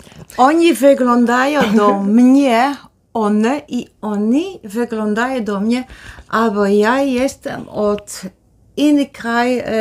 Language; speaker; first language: Polish; non-native, learner; Dutch